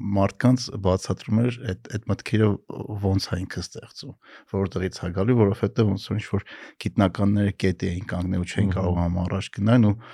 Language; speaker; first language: Armenian; native; Armenian